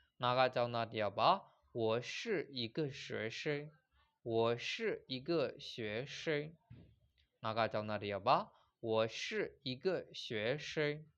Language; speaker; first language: Chinese; non-native, fluent; Burmese